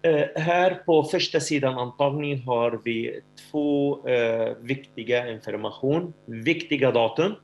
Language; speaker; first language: Swedish; non-native, fluent; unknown